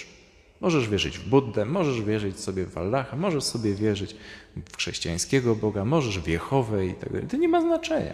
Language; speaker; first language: Polish; native; Polish